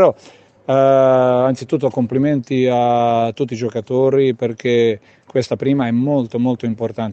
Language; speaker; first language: Italian; non-native, fluent; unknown